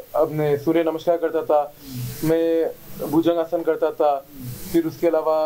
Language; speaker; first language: Hindi; native; Hindi